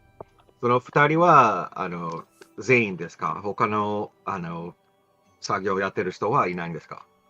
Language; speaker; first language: Japanese; non-native, fluent; English